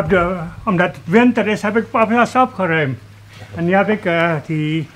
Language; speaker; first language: Dutch; early bilingual, other home language; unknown